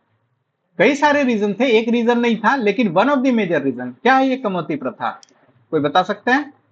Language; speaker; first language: Hindi; native; Hindi